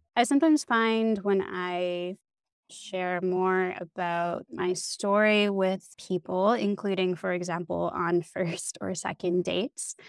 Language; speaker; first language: English; native; English